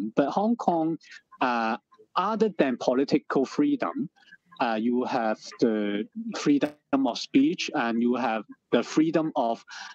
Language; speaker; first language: English; non-native, local second language; Cantonese